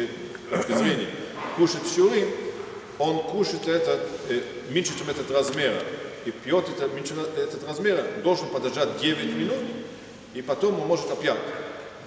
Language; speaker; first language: Russian; non-native, fluent; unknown